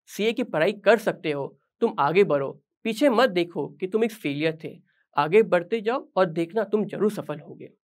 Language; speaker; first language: Hindi; native; Hindi